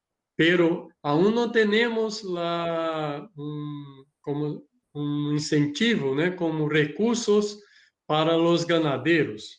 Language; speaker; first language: Spanish; non-native, learner; Portuguese